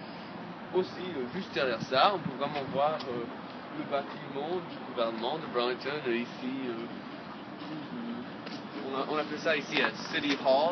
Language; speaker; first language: French; non-native, fluent; English